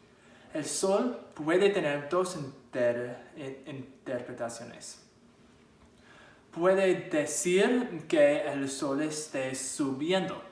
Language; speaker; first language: Spanish; non-native, learner; English